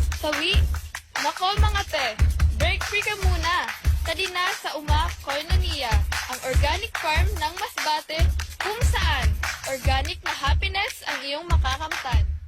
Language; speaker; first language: Filipino; non-native, local second language; Masbatenyo